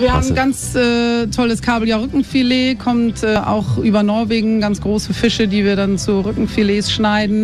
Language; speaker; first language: German; native; German